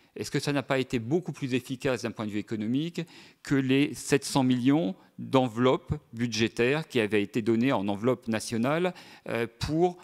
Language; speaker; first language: French; native; French